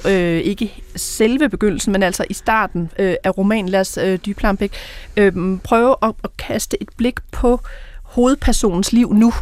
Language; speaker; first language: Danish; native; Danish